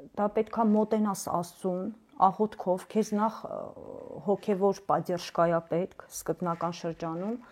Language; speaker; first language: Armenian; native; Armenian